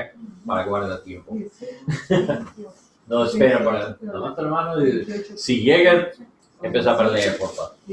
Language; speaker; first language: Spanish; non-native, learner; English